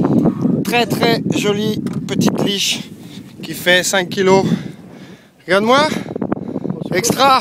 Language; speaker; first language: French; native; French